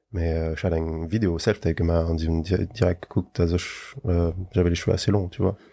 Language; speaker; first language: French; native; French